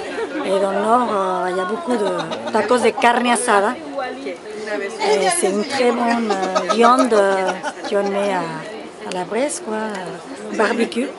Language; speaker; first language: French; non-native, fluent; Spanish